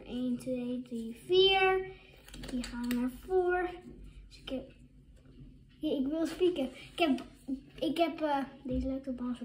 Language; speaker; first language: Dutch; native; Dutch